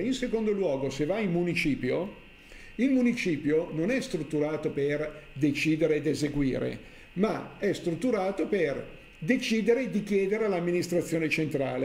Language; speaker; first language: Italian; native; Italian